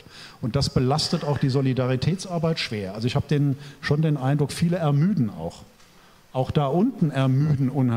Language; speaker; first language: German; non-native, fluent; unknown